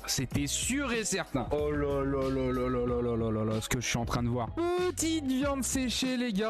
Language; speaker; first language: French; native; French